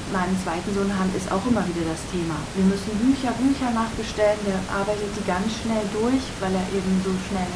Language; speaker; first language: German; native; German